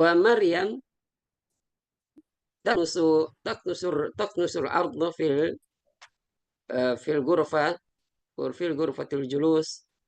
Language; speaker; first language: Arabic; non-native, learner; Indonesian